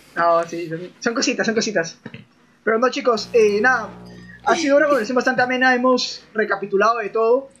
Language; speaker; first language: Spanish; native; Spanish